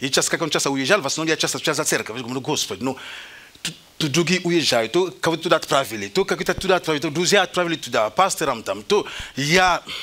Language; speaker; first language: Russian; native; Russian